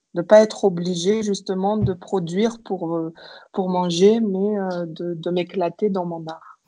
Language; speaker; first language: French; native; French